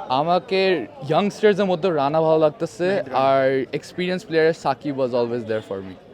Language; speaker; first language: Bangla; early bilingual, other home language; Urdu